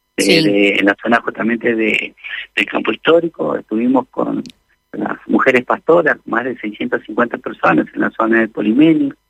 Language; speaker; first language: Spanish; native; Spanish